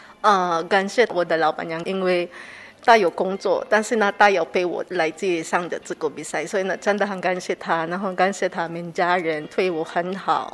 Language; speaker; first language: Chinese; non-native, learner; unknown